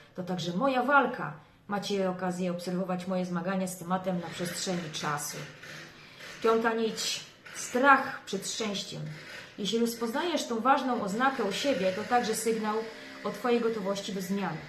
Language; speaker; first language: Polish; native; Polish